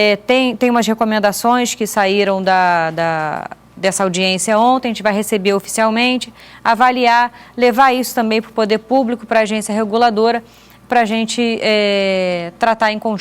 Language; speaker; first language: Portuguese; native; Portuguese